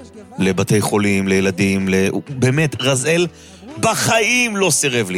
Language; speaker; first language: Hebrew; native; Hebrew